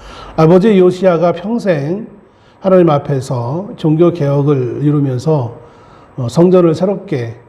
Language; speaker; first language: Korean; native; Korean